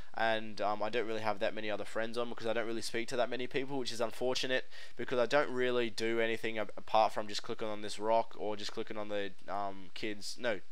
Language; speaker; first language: English; native; English